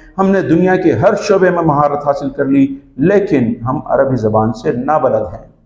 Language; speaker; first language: Urdu; native; Urdu